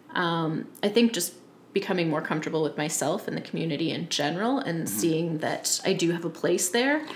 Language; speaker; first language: English; native; English